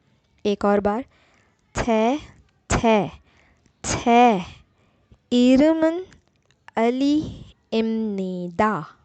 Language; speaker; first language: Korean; non-native, fluent; Urdu